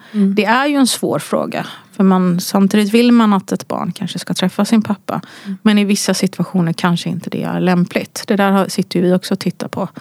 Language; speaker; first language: Swedish; early bilingual, other home language; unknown